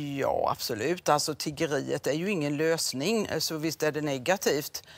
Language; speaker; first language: Swedish; native; Swedish